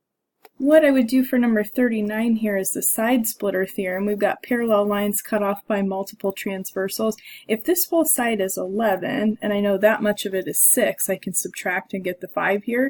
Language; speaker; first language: English; native; English